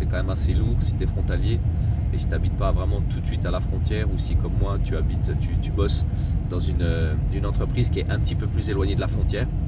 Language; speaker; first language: French; native; French